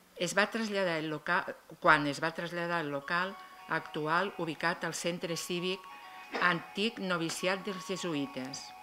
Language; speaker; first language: Catalan; native; Catalan